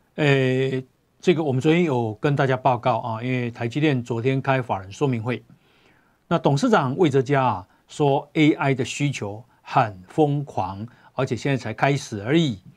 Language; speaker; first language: Chinese; native; Chinese